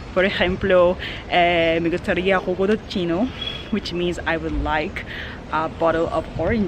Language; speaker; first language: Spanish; non-native, learner; English